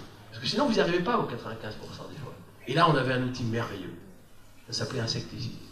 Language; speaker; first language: French; native; French